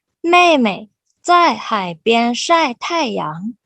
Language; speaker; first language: Chinese; non-native, fluent; Thai